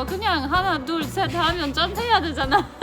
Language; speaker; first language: Korean; non-native, fluent; Polish